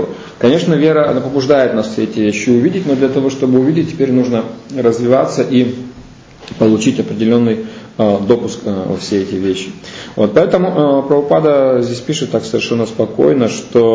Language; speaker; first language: Russian; native; Russian